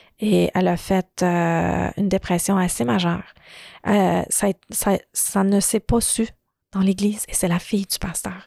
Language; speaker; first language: French; early bilingual, other home language; Arabic